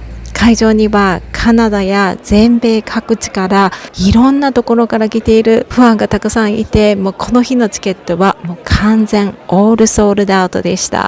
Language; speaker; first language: Japanese; native; Japanese